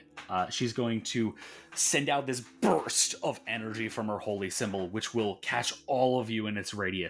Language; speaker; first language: English; native; English